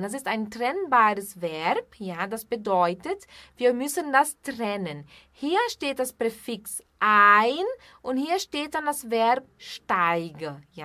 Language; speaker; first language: German; non-native, fluent; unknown